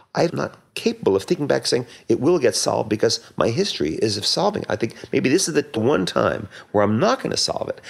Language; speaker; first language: English; native; English